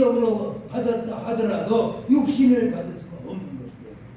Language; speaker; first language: Korean; native; Korean